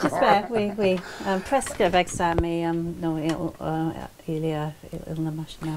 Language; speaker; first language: French; non-native, learner; English